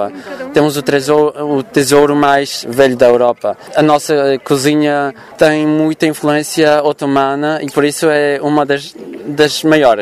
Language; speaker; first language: Portuguese; non-native, fluent; Bulgarian